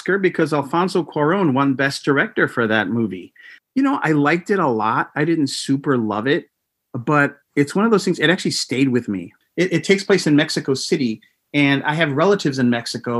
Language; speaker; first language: English; native; English